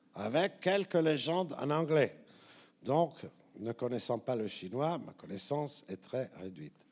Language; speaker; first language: French; native; French